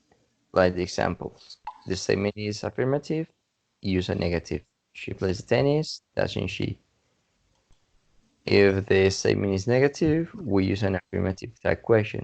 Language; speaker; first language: English; non-native, fluent; Spanish